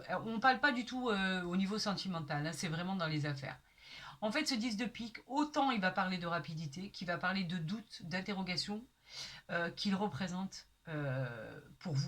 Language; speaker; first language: French; native; French